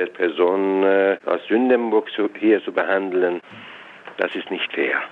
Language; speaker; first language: German; non-native, fluent; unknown